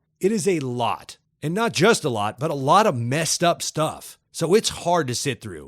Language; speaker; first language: English; native; English